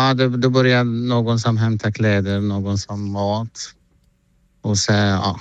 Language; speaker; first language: Swedish; non-native, learner; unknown